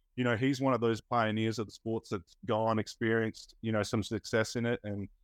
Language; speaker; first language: English; native; English